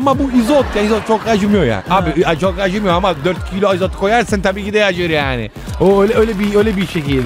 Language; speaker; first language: Turkish; non-native, fluent; Italian